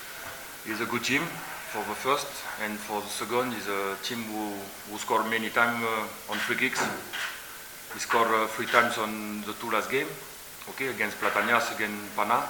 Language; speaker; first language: English; non-native, learner; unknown